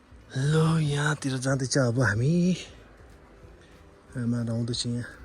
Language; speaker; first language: Nepali; non-native, local second language; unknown